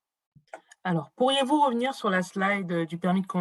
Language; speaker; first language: French; native; French